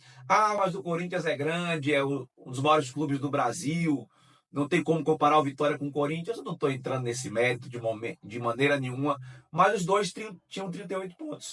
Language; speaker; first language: Portuguese; native; Portuguese